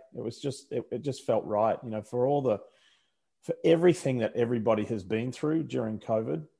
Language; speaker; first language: English; native; English